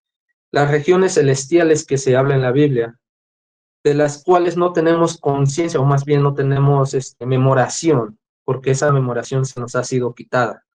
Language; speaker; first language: Spanish; native; Spanish